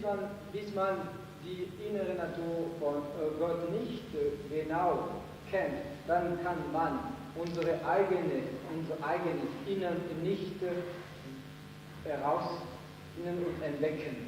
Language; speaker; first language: German; non-native, fluent; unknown